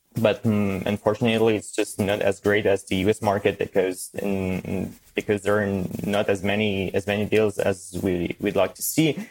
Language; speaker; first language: English; non-native, fluent; French